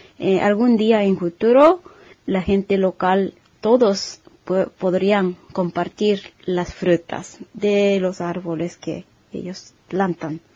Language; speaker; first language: Spanish; non-native, fluent; Japanese